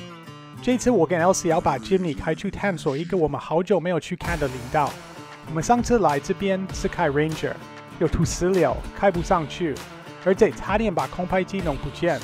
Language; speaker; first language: Chinese; non-native, fluent; English